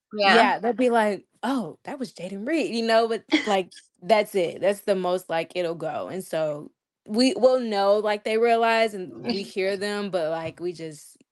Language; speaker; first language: English; native; English